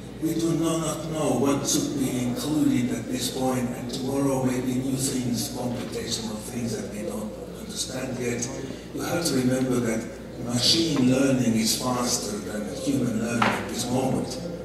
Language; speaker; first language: English; non-native, fluent; Finnish